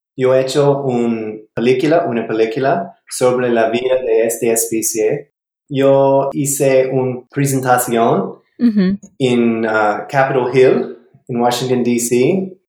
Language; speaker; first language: Spanish; non-native, learner; English